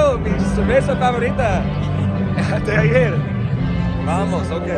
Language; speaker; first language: Spanish; non-native, learner; English